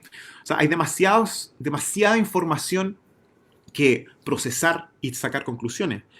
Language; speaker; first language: Spanish; native; Spanish